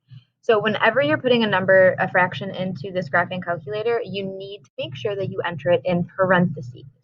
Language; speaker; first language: English; native; English